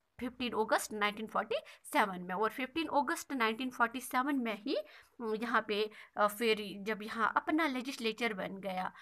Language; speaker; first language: Hindi; non-native, local second language; Kashmiri